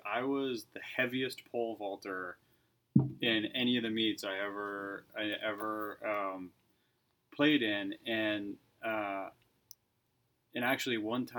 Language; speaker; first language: English; native; English